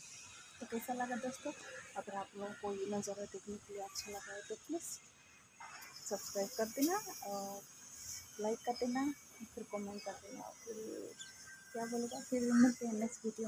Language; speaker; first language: Hindi; non-native, local second language; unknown